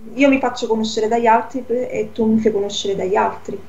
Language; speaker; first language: Italian; native; Italian